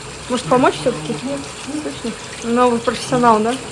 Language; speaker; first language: Russian; non-native, local second language; Kazakh